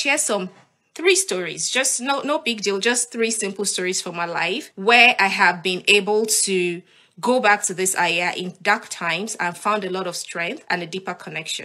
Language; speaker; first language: English; non-native, local second language; Yoruba